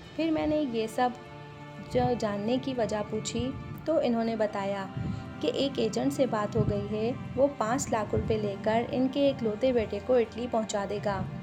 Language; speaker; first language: Urdu; non-native, local second language; Punjabi